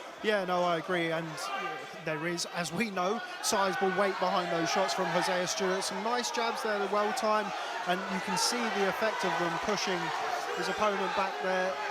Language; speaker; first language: English; native; English